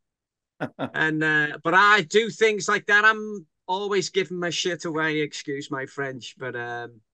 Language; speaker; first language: English; native; English